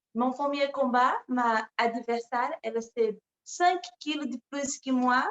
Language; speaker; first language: French; non-native, learner; Portuguese